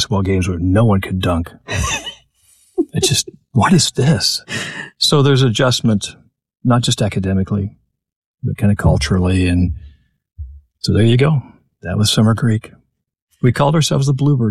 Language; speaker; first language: English; native; English